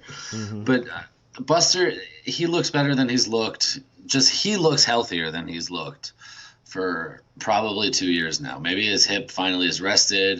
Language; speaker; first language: English; native; English